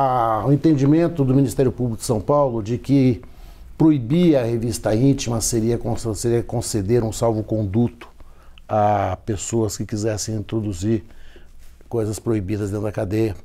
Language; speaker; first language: Portuguese; native; Portuguese